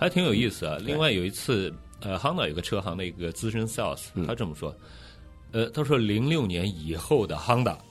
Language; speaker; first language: Chinese; native; Chinese